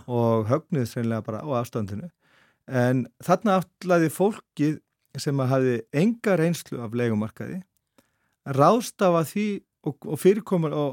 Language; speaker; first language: Icelandic; native; Icelandic